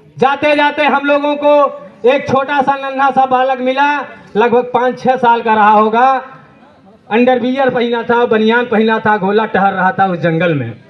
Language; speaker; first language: Hindi; native; Hindi